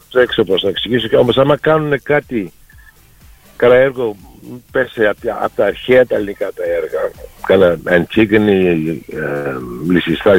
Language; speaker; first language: Greek; early bilingual, heritage; Greek